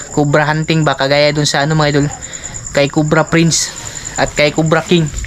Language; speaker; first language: Filipino; non-native, local second language; Cebuano